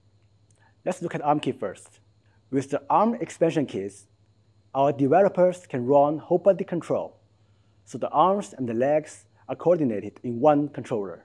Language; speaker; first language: English; non-native, fluent; Chinese